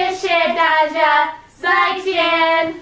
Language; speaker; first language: Chinese; non-native, learner; English